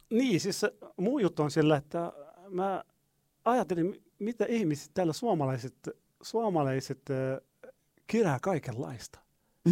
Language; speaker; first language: Finnish; non-native, learner; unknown